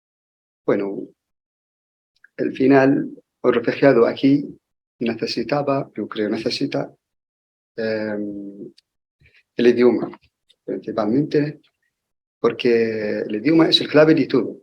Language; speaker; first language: Spanish; non-native, learner; Arabic